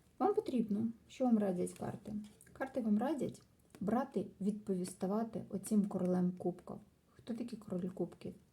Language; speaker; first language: Ukrainian; non-native, local second language; Russian